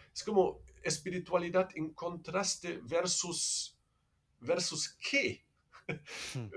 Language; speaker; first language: Spanish; non-native, fluent; German